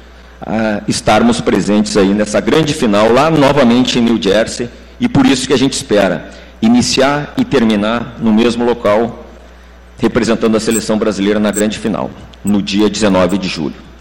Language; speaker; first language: Portuguese; native; Portuguese